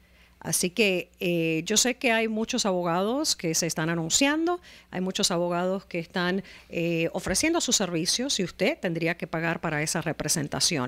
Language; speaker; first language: Spanish; native; Spanish